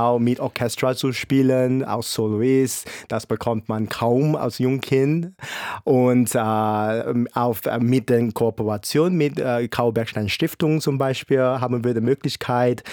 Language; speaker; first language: German; non-native, fluent; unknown